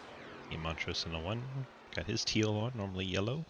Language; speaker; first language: English; native; English